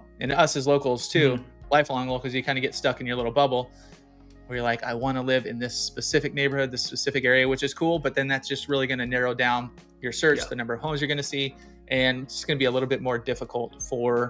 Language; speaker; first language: English; native; English